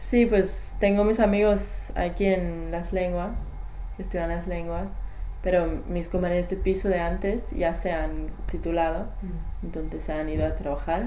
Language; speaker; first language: Spanish; non-native, fluent; English